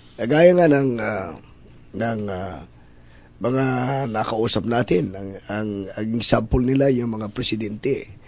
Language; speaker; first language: Filipino; non-native, local second language; Iloko